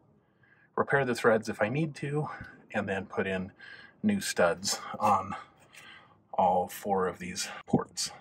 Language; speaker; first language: English; native; English